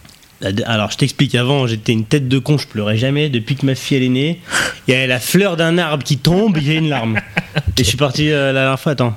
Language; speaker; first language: French; native; French